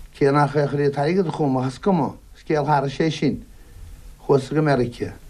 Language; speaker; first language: Irish; native; Irish